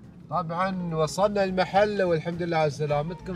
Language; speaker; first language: Arabic; native; Arabic